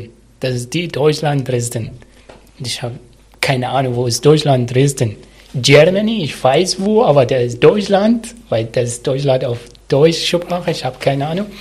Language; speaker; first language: German; non-native, local second language; Arabic